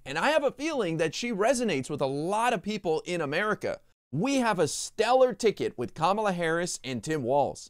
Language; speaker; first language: English; native; English